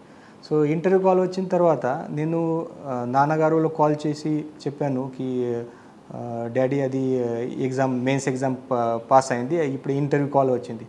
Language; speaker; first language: Telugu; non-native, learner; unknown